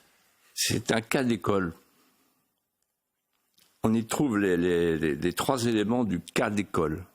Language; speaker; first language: French; native; French